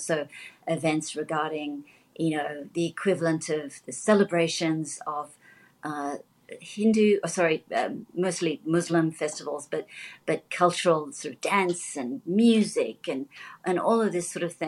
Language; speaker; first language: English; native; English